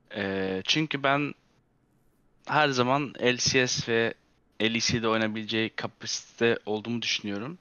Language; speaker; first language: Turkish; early bilingual, heritage; Turkish